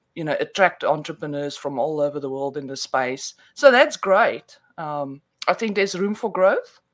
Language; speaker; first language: English; non-native, local second language; Afrikaans